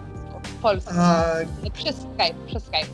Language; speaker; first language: Polish; early bilingual, heritage; Polish